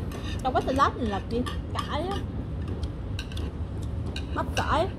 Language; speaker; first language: Korean; non-native, learner; Vietnamese